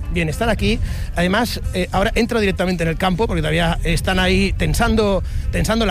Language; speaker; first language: Spanish; native; Spanish